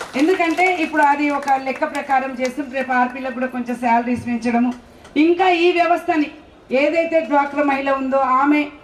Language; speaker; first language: Telugu; native; Telugu